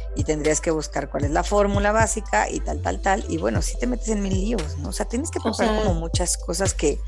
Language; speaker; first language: Spanish; native; Spanish